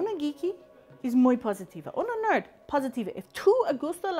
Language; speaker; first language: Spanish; non-native, learner; English